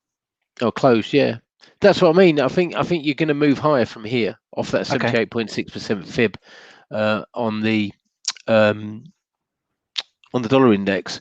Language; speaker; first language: English; native; English